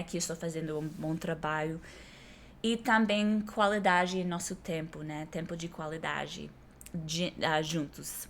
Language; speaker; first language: Portuguese; non-native, fluent; English